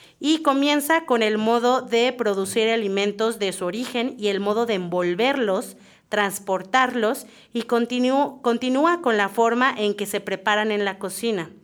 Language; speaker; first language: Spanish; native; Spanish